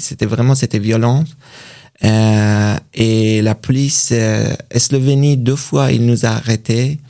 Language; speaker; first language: French; non-native, learner; Persian